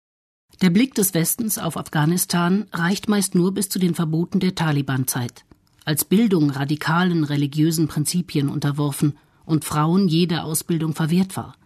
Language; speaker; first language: German; native; German